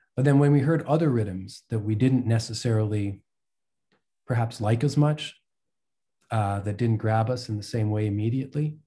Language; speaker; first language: English; native; English